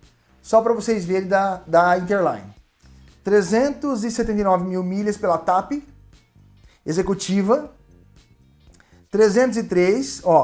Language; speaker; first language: Portuguese; native; Portuguese